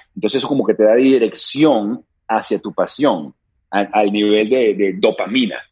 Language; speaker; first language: Spanish; native; Spanish